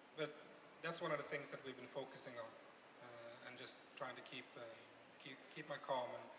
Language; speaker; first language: English; non-native, fluent; Norwegian